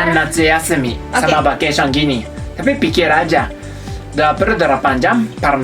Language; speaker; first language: Indonesian; non-native, fluent; Japanese